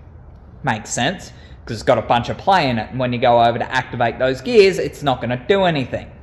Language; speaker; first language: English; native; English